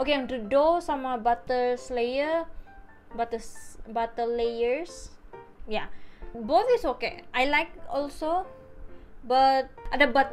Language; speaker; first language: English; non-native, local second language; Malay